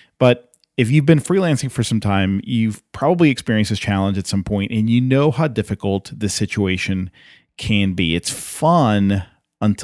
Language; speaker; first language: English; native; English